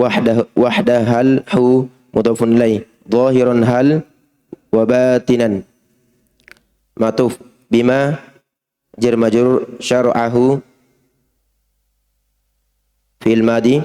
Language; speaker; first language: Arabic; non-native, learner; Indonesian